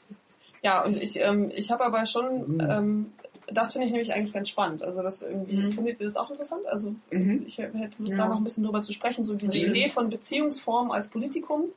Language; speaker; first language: German; native; German